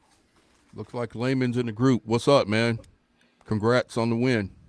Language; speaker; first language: English; native; English